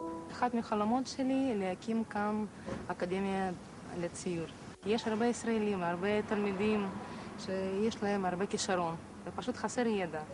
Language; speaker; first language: Hebrew; non-native, fluent; Russian